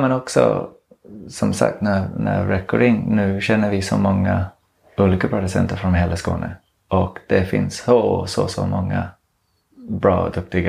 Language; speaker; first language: Swedish; non-native, fluent; English